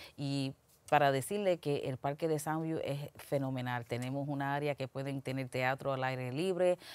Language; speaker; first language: Spanish; early bilingual, heritage; Spanish